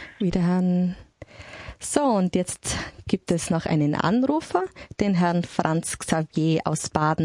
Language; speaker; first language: German; native; German